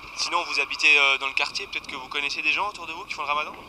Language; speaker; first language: French; native; French